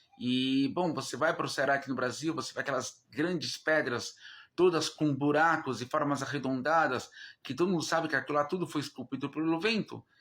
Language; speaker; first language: Portuguese; native; Portuguese